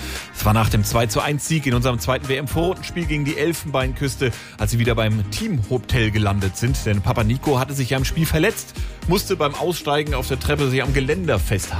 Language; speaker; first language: German; native; German